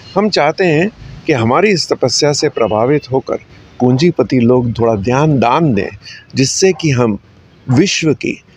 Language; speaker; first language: Hindi; native; Hindi